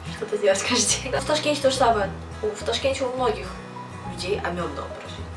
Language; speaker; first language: Russian; native; Russian